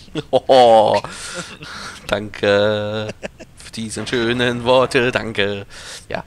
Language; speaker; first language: German; native; German